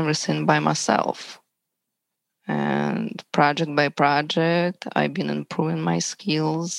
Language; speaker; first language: English; non-native, learner; Russian